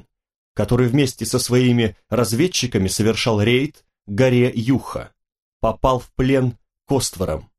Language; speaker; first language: Russian; native; Russian